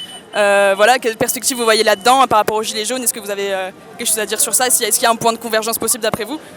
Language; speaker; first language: French; native; French